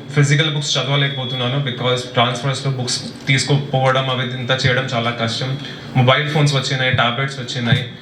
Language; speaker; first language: Telugu; non-native, local second language; Hindi